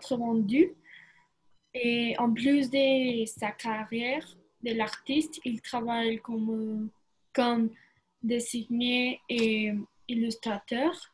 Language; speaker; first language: French; non-native, learner; Spanish